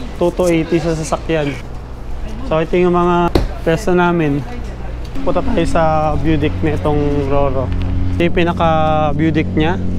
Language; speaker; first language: Filipino; native; Filipino